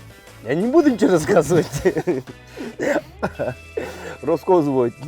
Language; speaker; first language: Russian; native; Russian